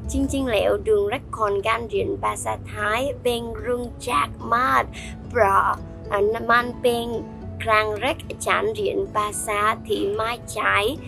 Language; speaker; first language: Thai; non-native, learner; Vietnamese